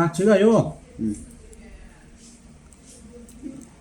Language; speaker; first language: Chinese; non-native, learner; Telugu